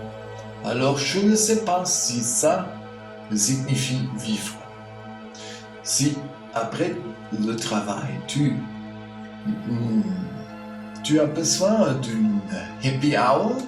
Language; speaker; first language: French; non-native, learner; German